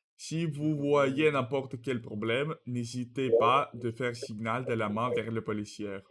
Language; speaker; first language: French; non-native, learner; Russian